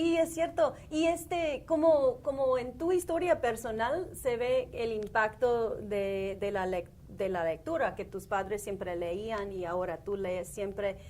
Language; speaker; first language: Spanish; early bilingual, heritage; Spanish